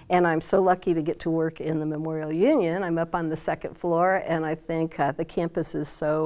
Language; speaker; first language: English; native; English